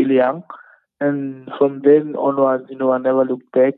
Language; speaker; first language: English; non-native, local second language; Northern Sotho